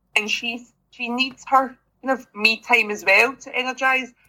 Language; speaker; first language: English; native; English